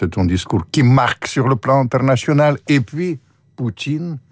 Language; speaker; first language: French; non-native, fluent; Ukrainian